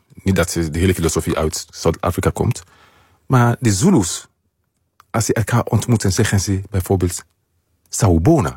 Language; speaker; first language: Dutch; non-native, fluent; Mandingo